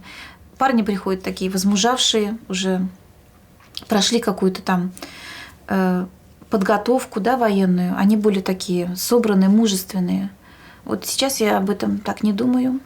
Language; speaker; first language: Russian; native; Russian